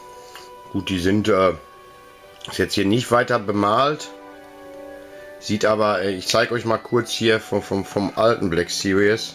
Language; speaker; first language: German; native; German